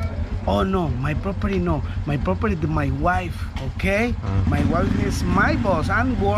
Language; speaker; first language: English; non-native, learner; Spanish